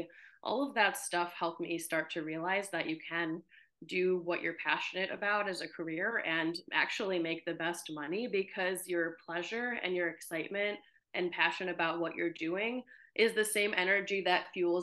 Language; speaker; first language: English; native; English